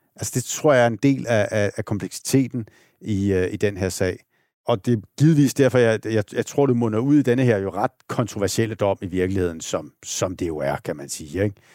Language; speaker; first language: Danish; native; Danish